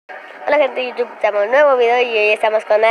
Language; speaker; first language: Spanish; native; Spanish